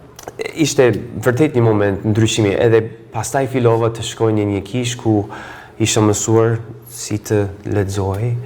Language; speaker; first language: Albanian; non-native, fluent; English